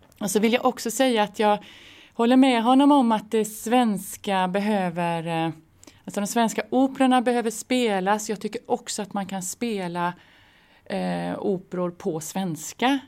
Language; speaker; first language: Swedish; native; Swedish